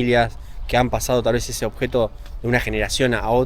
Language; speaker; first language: Spanish; native; Spanish